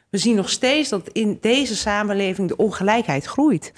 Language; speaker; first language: Dutch; early bilingual, other home language; Hungarian